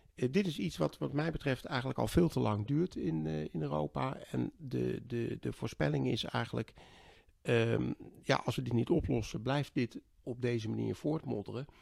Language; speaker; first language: Dutch; native; Dutch